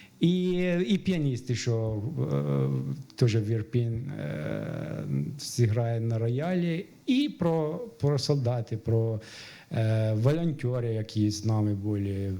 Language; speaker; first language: Ukrainian; non-native, fluent; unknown